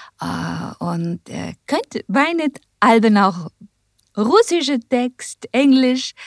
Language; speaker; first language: German; non-native, learner; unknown